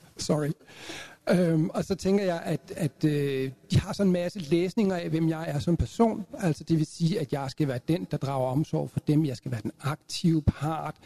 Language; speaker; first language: Danish; native; Danish